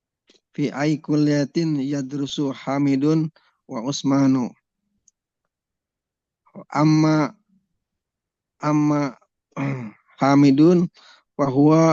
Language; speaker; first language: Arabic; non-native, learner; Indonesian